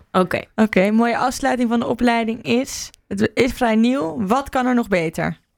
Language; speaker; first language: Dutch; native; Dutch